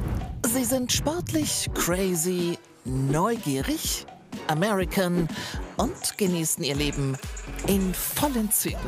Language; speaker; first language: German; native; German